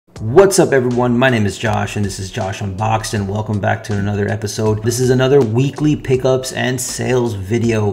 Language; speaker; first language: English; native; English